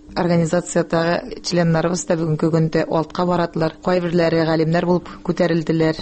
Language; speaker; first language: Tatar; native; Tatar